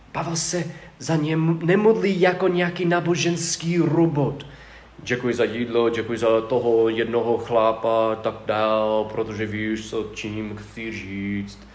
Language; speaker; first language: Czech; non-native, fluent; English